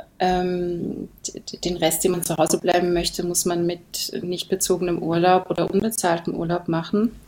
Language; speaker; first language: German; native; German